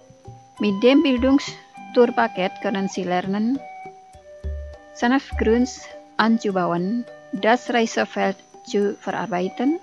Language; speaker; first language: German; non-native, fluent; Indonesian